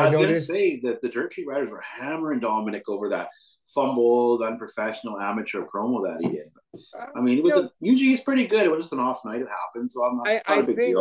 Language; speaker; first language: English; native; English